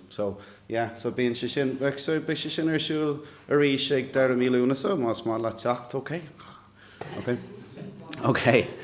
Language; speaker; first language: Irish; non-native, local second language; English